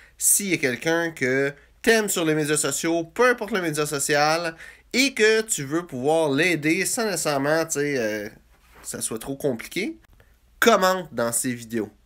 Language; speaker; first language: French; native; French